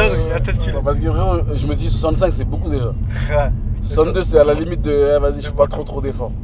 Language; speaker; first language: French; native; French